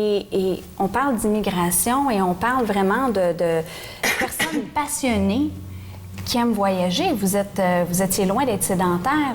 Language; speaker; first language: French; native; French